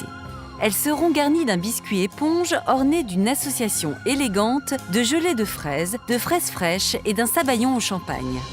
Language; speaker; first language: French; native; French